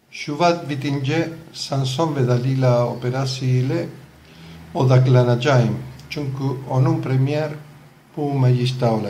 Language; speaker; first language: Turkish; non-native, fluent; Spanish